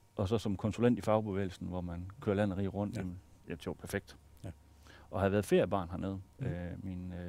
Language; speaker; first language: Danish; native; Danish